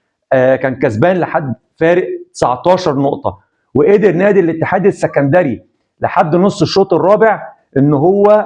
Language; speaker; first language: Arabic; native; Arabic